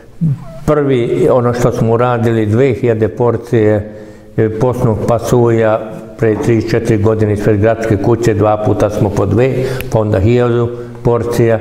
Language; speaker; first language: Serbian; non-native, local second language; Hungarian